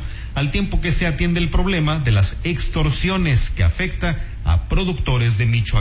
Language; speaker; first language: Spanish; native; Spanish